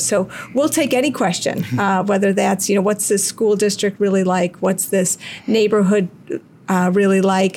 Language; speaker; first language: English; native; English